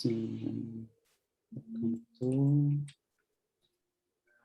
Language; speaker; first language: Portuguese; non-native, fluent; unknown